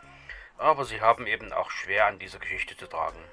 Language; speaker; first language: German; native; German